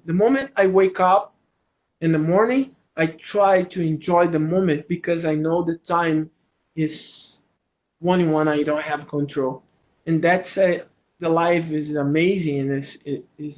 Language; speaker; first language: English; non-native, learner; Portuguese